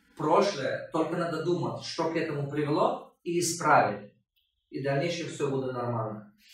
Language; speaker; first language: Russian; non-native, local second language; Tajik